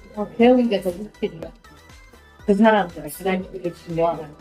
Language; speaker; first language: Korean; native; Korean